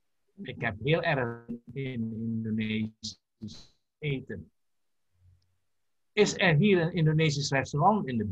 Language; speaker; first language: Dutch; non-native, learner; Indonesian